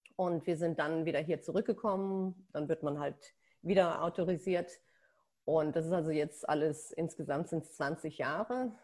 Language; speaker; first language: German; native; German